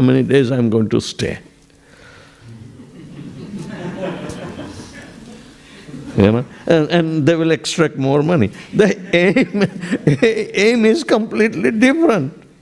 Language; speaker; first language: English; non-native, local second language; Gujarati